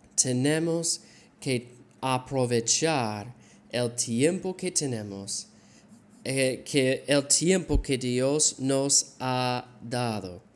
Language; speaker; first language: Spanish; non-native, learner; English